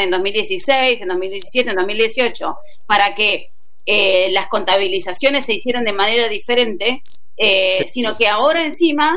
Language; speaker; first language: Spanish; native; Spanish